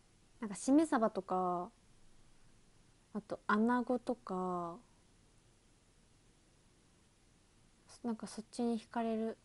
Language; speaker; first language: Japanese; native; Japanese